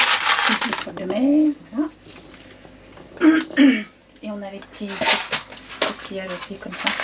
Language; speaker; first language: French; native; French